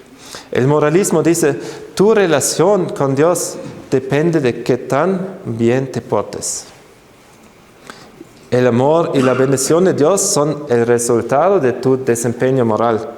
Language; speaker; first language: Spanish; non-native, fluent; German